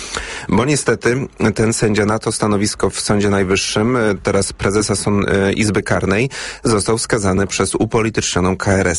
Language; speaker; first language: Polish; native; Polish